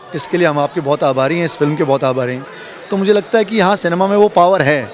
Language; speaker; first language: Hindi; native; Hindi